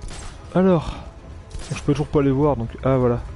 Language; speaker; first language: French; native; French